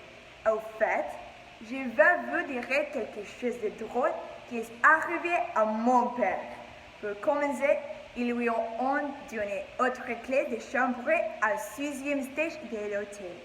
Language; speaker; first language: French; non-native, learner; English